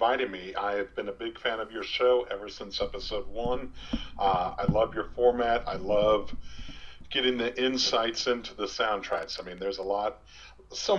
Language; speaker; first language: English; native; English